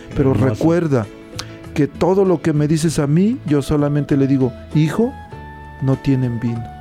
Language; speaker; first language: Spanish; native; Spanish